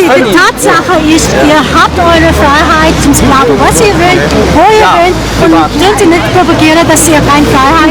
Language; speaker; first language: German; native; German